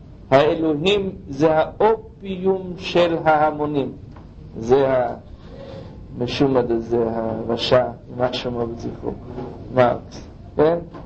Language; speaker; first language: Hebrew; non-native, fluent; English